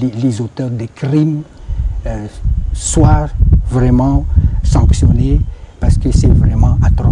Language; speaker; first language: French; non-native, local second language; Malagasy